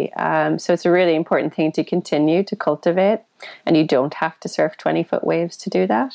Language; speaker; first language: English; native; English